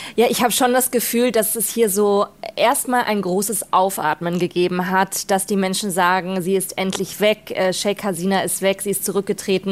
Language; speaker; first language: German; native; German